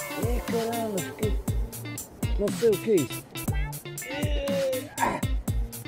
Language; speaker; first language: Portuguese; non-native, learner; Bangla